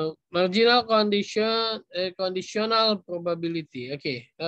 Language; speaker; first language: English; non-native, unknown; Indonesian